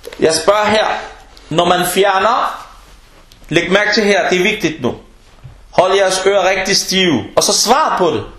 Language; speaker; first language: Danish; non-native, fluent; Arabic